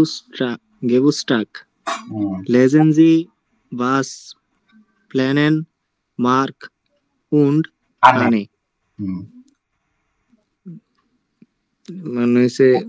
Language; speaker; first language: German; non-native, learner; Bangla